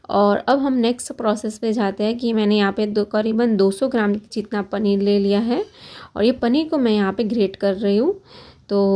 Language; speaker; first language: Hindi; non-native, local second language; Gujarati